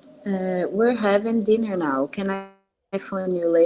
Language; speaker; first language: English; non-native, learner; Portuguese